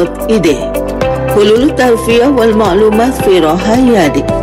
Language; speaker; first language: Arabic; non-native, fluent; Indonesian